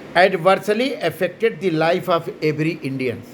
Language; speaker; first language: English; non-native, local second language; Hindi